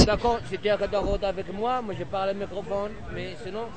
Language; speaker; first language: French; non-native, learner; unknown